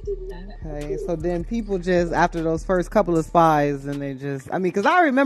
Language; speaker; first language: English; native; English